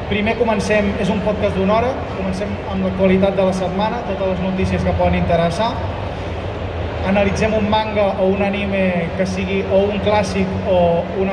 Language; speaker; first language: Catalan; native; Catalan